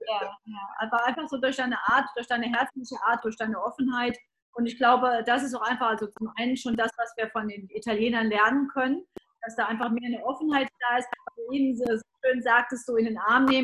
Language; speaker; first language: German; native; German